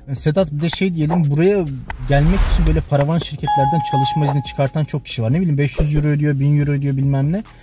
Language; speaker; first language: Turkish; native; Turkish